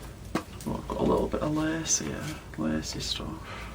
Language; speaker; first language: English; native; English